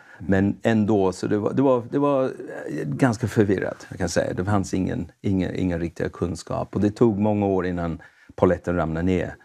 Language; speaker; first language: Swedish; non-native, fluent; English